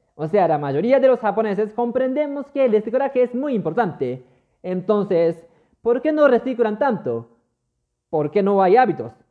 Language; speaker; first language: Spanish; non-native, fluent; Japanese